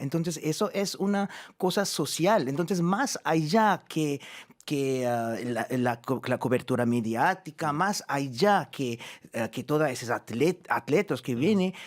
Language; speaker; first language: Spanish; non-native, fluent; French